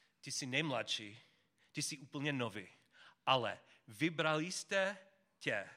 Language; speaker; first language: Czech; non-native, learner; English